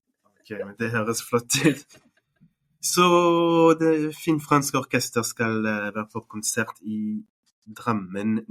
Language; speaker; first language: Norwegian; non-native, fluent; French